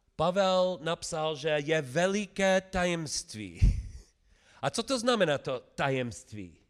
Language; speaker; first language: Czech; non-native, learner; English